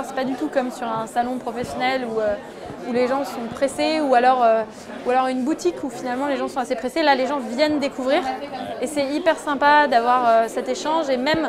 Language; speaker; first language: French; native; French